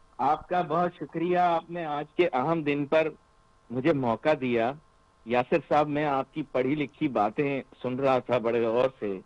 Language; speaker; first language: Urdu; native; Urdu